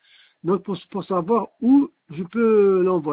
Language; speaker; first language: French; non-native, fluent; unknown